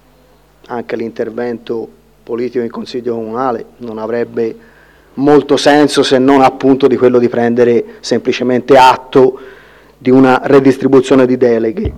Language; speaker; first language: Italian; native; Italian